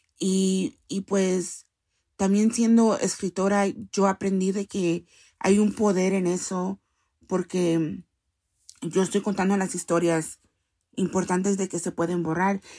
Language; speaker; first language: Spanish; early bilingual, heritage; Spanish